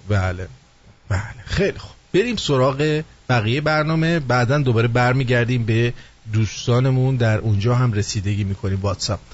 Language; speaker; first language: Persian; native; Persian